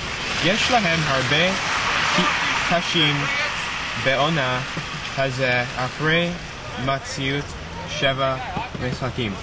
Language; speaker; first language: Hebrew; non-native, learner; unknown